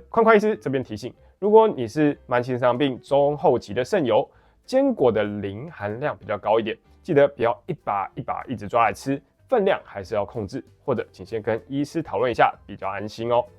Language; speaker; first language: Chinese; native; Chinese